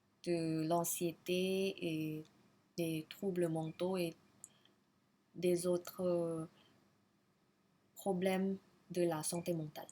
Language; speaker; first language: French; non-native, learner; Thai